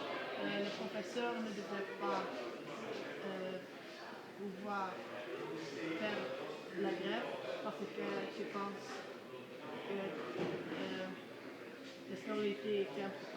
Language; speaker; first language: French; non-native, learner; Dutch